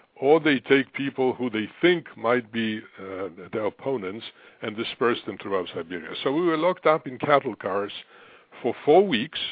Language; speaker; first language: English; non-native, fluent; Russian